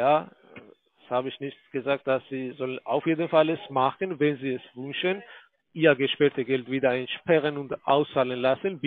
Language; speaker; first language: German; non-native, fluent; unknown